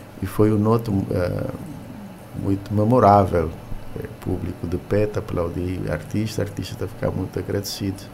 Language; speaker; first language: Portuguese; non-native, local second language; Kabuverdianu